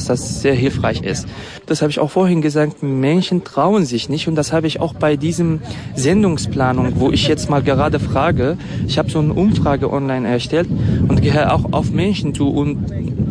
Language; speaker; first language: German; non-native, fluent; Kurdish